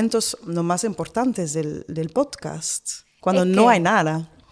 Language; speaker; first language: Spanish; non-native, learner; Dutch